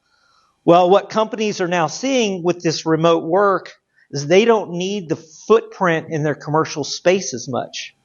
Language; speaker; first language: English; native; English